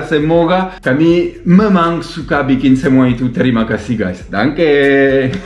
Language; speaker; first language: Indonesian; non-native, learner; French